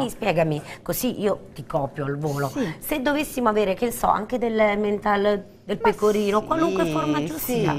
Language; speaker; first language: Italian; native; Italian